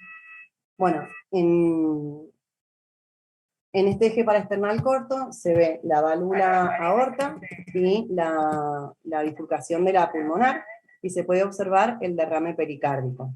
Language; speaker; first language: Spanish; native; Spanish